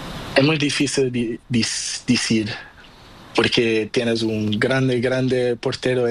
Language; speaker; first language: Spanish; non-native, learner; Portuguese